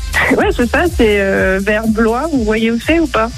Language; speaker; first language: French; native; French